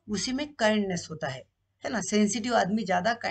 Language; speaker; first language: Hindi; non-native, local second language; Marathi